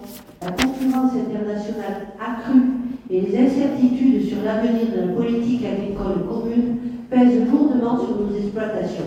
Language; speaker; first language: French; native; French